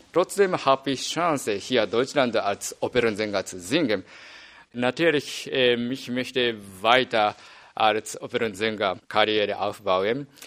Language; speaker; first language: German; non-native, learner; Japanese